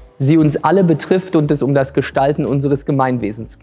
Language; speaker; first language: German; native; German